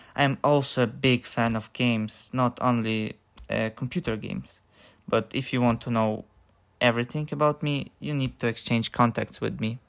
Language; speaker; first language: English; non-native, learner; Ukrainian